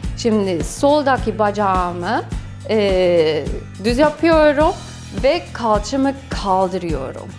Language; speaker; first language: Turkish; non-native, fluent; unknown